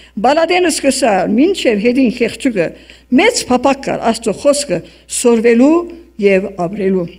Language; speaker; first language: Armenian; early bilingual, heritage; Armenian